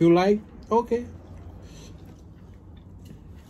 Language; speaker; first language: English; non-native, local second language; Hindi